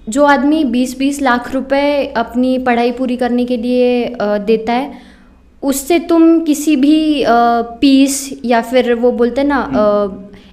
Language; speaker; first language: Hindi; non-native, local second language; Marathi